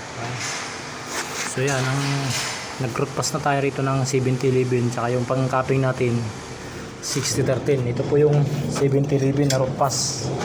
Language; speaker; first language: Filipino; native; Filipino